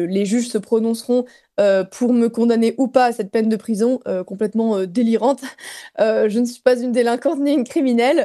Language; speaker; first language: French; native; French